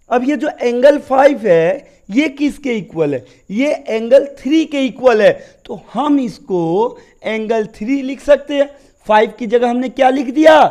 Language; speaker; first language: Hindi; native; Hindi